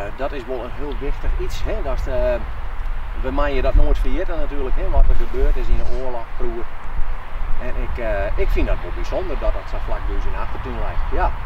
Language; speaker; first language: Dutch; non-native, local second language; Western Frisian